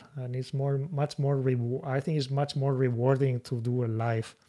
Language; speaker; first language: English; non-native, fluent; Spanish